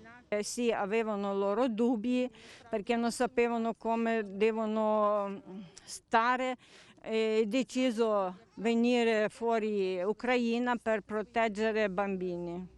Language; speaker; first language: Italian; non-native, learner; Ukrainian